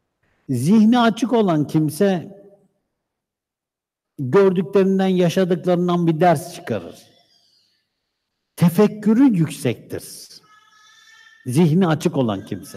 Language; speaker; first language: Turkish; native; Turkish